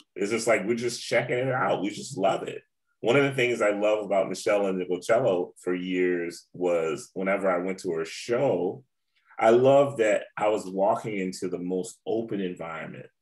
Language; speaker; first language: English; native; English